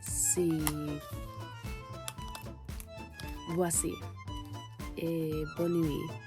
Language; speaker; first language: French; non-native, learner; English